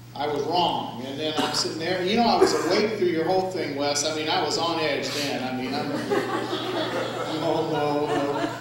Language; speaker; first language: English; native; English